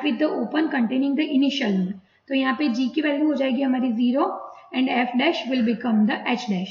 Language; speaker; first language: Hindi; non-native, local second language; Gujarati